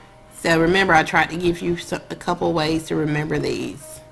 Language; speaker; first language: English; native; English